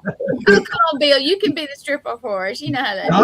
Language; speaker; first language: English; native; English